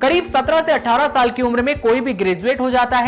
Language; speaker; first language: Hindi; native; Hindi